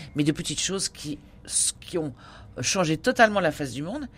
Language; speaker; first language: French; native; French